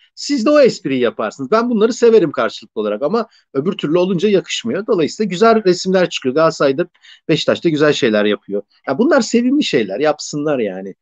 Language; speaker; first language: Turkish; native; Turkish